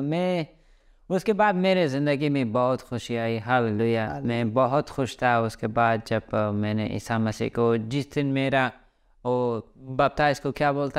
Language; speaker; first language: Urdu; early bilingual, other home language; Pashto